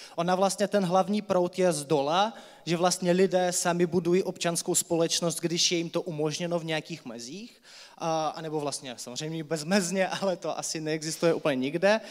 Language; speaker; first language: Czech; non-native, fluent; Russian